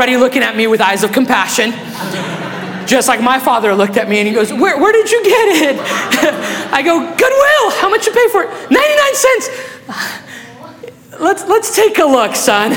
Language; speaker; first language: English; non-native, fluent; Spanish